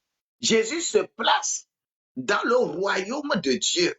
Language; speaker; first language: French; non-native, local second language; Ewe